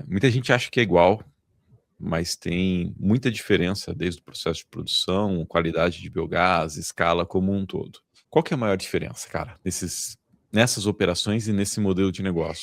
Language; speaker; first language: Portuguese; native; Portuguese